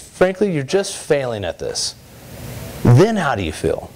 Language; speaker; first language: English; native; English